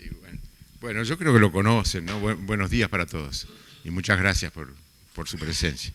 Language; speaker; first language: Spanish; native; Spanish